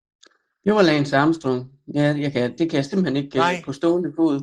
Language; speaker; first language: Danish; native; Danish